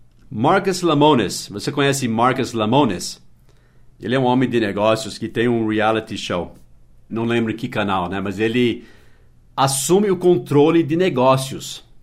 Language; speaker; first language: Portuguese; non-native, fluent; English